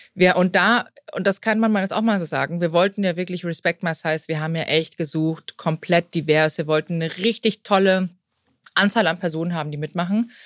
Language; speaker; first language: German; native; German